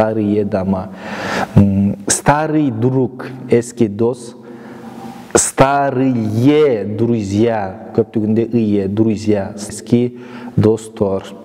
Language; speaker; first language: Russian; non-native, local second language; Kyrgyz